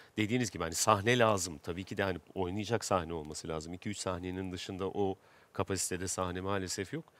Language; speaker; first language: Turkish; native; Turkish